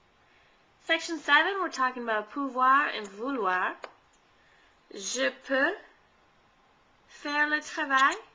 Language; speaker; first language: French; non-native, fluent; English